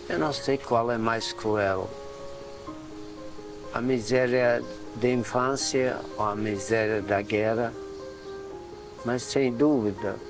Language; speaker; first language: Portuguese; non-native, fluent; Polish